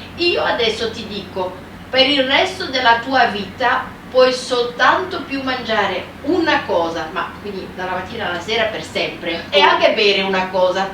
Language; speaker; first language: Italian; non-native, fluent; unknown